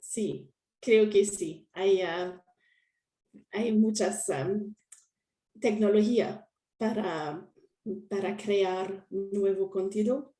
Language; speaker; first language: Spanish; non-native, learner; French